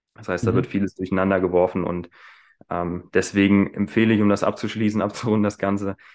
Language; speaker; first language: German; native; German